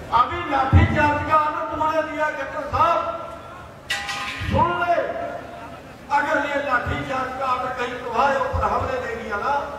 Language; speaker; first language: Hindi; native; Hindi